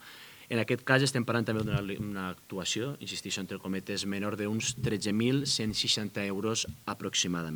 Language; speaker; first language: Catalan; native; Catalan